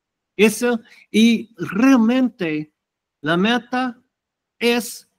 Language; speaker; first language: Spanish; non-native, fluent; English